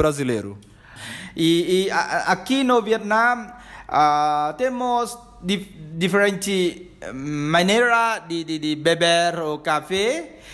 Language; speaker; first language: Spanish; non-native, learner; Vietnamese